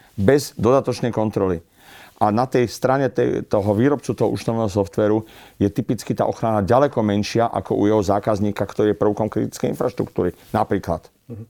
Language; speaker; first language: Slovak; native; Slovak